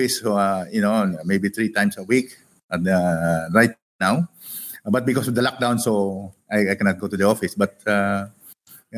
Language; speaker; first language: English; non-native, local second language; Hiligaynon